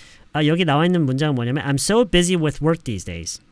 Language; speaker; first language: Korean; native; Korean